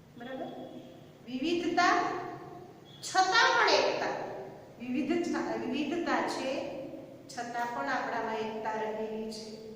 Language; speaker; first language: Gujarati; native; Gujarati